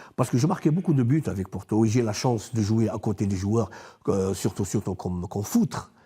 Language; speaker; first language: French; non-native, local second language; Arabic